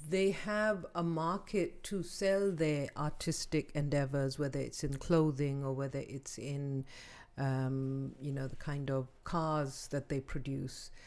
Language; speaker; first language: English; non-native, local second language; Urdu